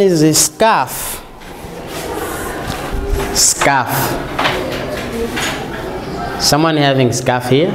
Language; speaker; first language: English; non-native, learner; Portuguese